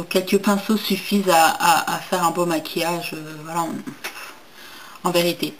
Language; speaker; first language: French; native; French